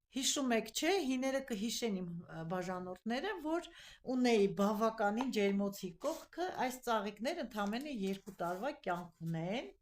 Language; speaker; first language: Armenian; native; Armenian